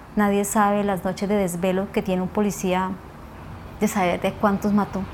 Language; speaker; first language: Spanish; native; Spanish